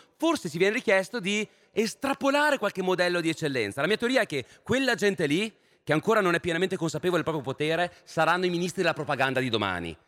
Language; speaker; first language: Italian; native; Italian